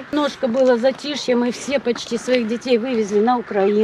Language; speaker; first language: Russian; native; Russian